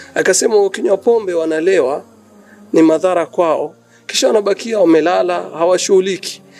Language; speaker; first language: Swahili; native; Swahili